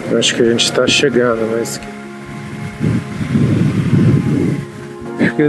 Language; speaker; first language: Portuguese; non-native, fluent; Italian